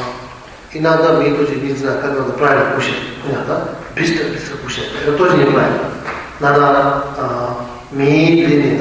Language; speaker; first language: Russian; non-native, learner; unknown